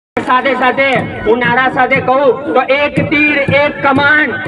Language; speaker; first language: Gujarati; non-native, local second language; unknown